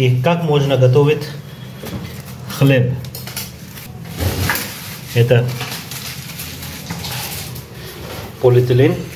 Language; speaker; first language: Russian; non-native, learner; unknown